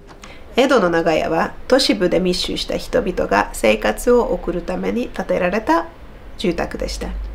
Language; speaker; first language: Japanese; non-native, fluent; Hungarian